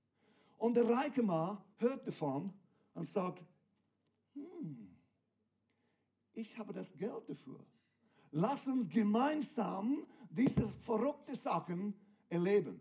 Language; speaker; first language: German; non-native, fluent; English